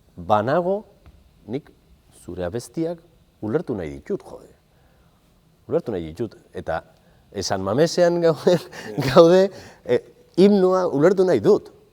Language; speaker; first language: Basque; non-native, local second language; Spanish